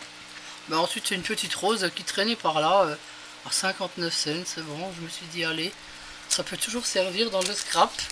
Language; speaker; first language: French; native; French